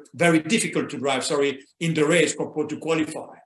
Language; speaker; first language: English; non-native, fluent; French